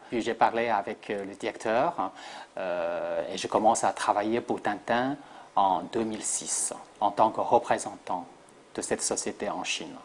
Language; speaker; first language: French; non-native, fluent; Chinese